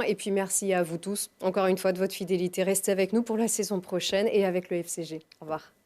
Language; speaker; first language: French; native; French